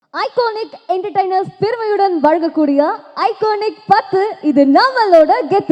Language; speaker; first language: Tamil; native; Tamil